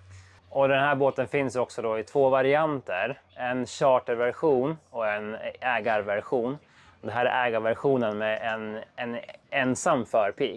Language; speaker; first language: Swedish; native; Swedish